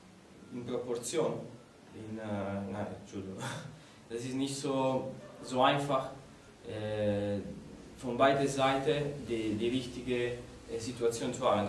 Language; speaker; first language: German; non-native, learner; Italian